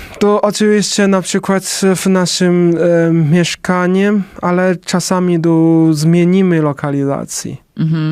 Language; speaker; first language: Polish; non-native, learner; Chinese